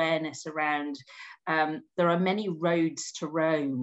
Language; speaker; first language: English; native; English